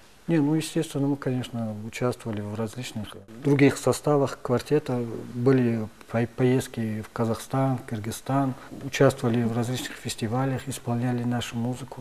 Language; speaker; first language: Russian; non-native, local second language; Tajik